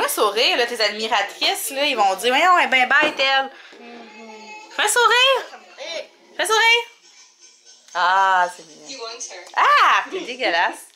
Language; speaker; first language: French; native; French